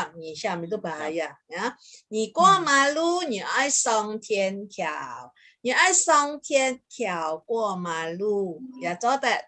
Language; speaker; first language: Chinese; early bilingual, heritage; Chinese